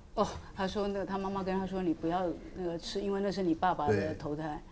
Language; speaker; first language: Chinese; native; Chinese